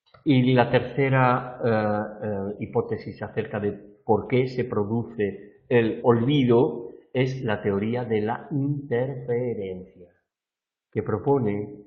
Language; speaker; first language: Spanish; native; Spanish